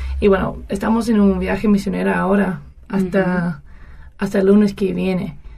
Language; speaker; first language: Spanish; non-native, fluent; English